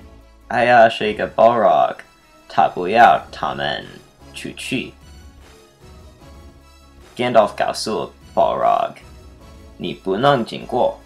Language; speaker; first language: Chinese; non-native, learner; English